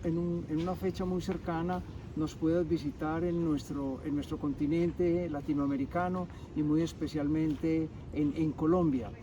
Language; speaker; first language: Spanish; native; Spanish